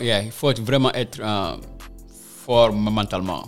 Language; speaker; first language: French; non-native, local second language; Fula